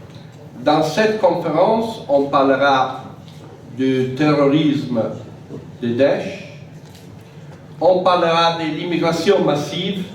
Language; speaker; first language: French; non-native, fluent; Italian